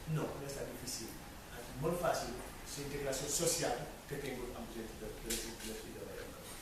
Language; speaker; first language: Catalan; non-native, fluent; Wolof